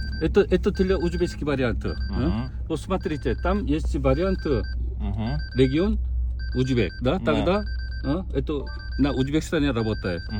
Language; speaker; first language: Russian; non-native, learner; Korean